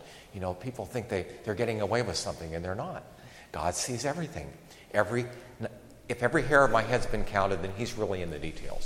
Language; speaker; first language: English; native; English